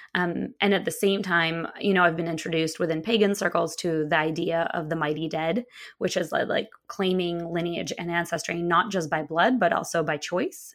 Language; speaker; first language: English; early bilingual, other home language; Russian